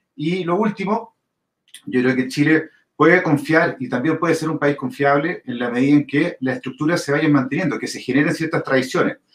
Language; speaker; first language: Spanish; native; Spanish